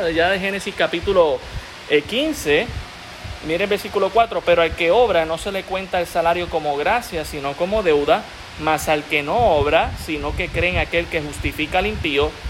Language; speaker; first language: Spanish; native; Spanish